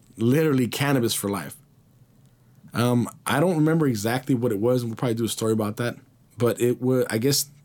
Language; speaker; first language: English; early bilingual, other home language; Spanish